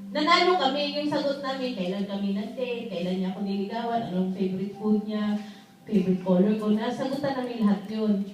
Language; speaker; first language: Filipino; non-native, local second language; Cebuano